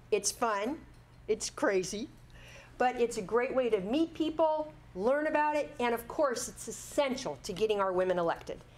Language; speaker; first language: English; native; English